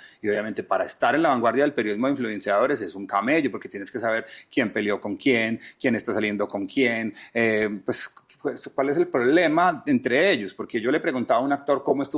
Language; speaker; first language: Spanish; native; Spanish